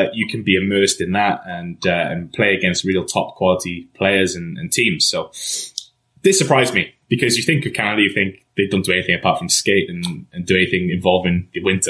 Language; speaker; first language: English; native; English